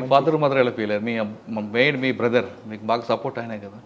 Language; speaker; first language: Telugu; native; Telugu